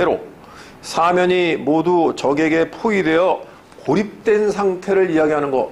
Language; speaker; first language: Korean; native; Korean